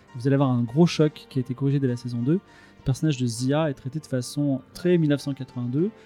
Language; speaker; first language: French; native; French